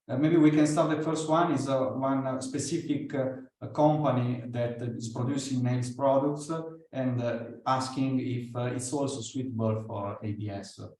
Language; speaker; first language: English; non-native, fluent; Italian